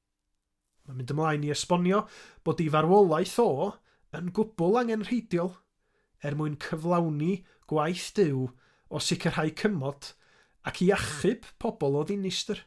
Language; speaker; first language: Welsh; native; Welsh